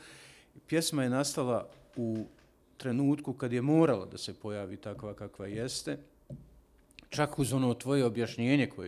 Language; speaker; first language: Serbian; native; Serbian